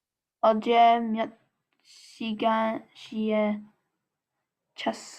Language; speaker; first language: Korean; non-native, learner; English